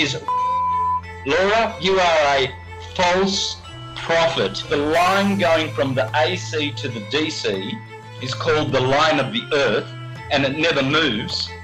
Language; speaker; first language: English; native; English